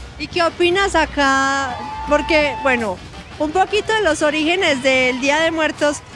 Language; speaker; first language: Spanish; native; Spanish